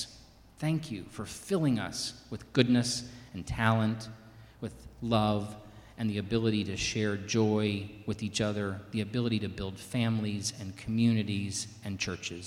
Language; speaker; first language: English; native; English